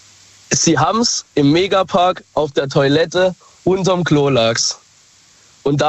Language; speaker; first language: German; native; German